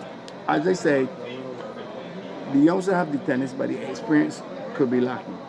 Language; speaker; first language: English; native; English